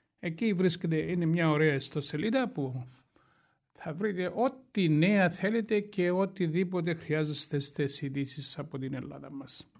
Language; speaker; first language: Greek; early bilingual, heritage; Greek